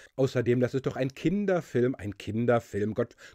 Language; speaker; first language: German; native; German